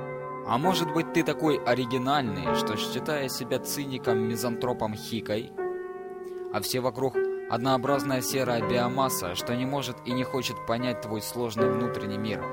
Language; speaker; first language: Russian; native; Russian